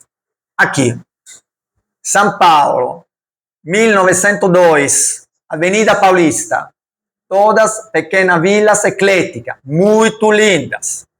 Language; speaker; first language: Portuguese; non-native, learner; Italian